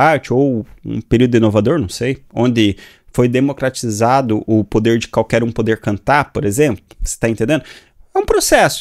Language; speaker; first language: Portuguese; native; Portuguese